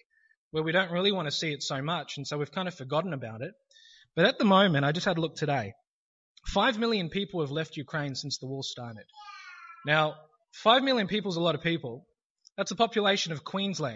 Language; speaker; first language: English; native; English